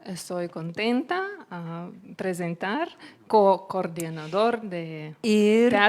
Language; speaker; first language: Spanish; non-native, learner; Lithuanian